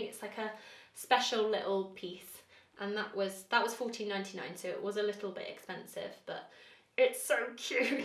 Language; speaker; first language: English; native; English